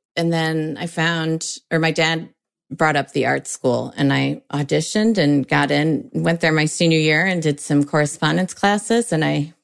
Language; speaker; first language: English; native; English